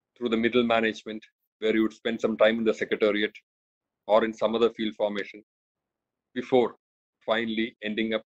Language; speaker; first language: English; non-native, local second language; Malayalam